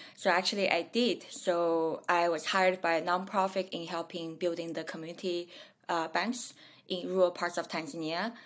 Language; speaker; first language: English; non-native, fluent; Chinese